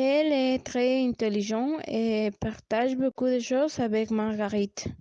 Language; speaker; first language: French; non-native, learner; Spanish